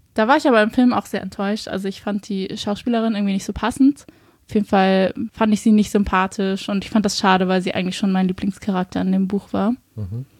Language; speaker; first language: German; early bilingual, other home language; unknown